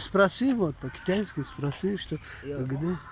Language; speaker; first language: Russian; non-native, local second language; Tajik